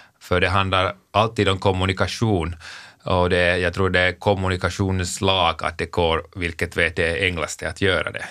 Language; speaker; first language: Swedish; non-native, local second language; Finnish